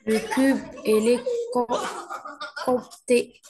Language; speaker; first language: French; non-native, learner; Arabic